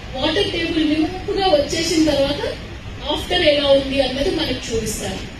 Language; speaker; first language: Telugu; native; Telugu